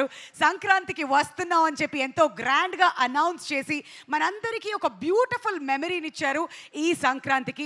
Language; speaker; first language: Telugu; native; Telugu